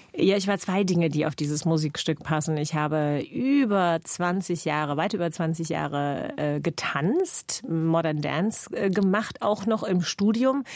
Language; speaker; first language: German; non-native, fluent; English